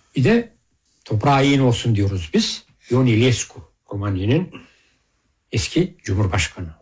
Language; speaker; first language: Turkish; early bilingual, heritage; Turkish